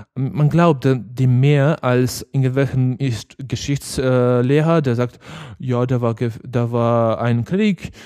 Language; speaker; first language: German; non-native, learner; Ukrainian